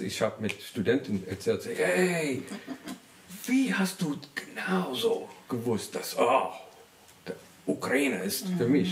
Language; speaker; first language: German; non-native, learner; English